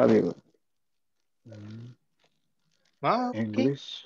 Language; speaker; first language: English; non-native, learner; Spanish